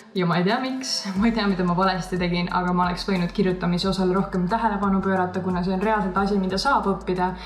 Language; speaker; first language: Estonian; native; Estonian